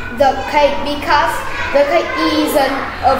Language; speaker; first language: English; non-native, learner; Vietnamese